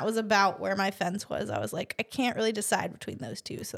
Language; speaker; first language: English; native; English